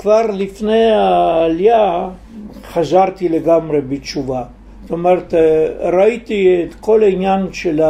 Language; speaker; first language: Hebrew; non-native, fluent; Italian